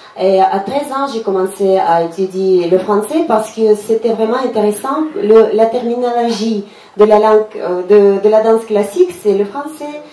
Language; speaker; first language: French; non-native, fluent; Russian